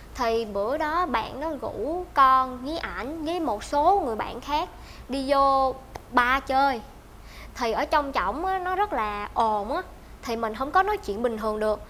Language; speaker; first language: Vietnamese; native; Vietnamese